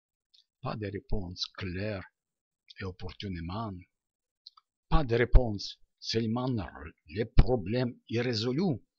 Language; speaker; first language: French; non-native, learner; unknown